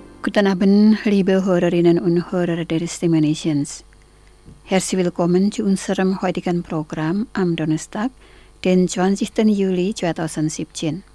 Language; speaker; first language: German; non-native, fluent; Indonesian